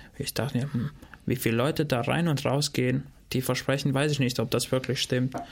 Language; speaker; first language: German; non-native, fluent; Albanian